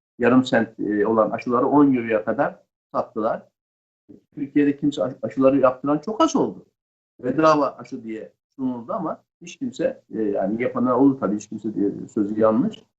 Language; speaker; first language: Turkish; native; Turkish